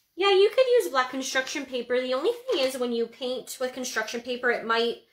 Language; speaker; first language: English; native; English